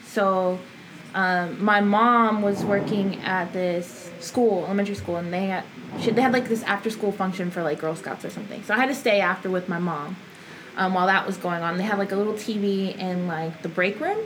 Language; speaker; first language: English; early bilingual, other home language; Spanish